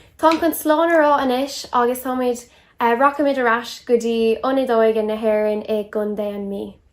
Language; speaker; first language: Irish; non-native, local second language; English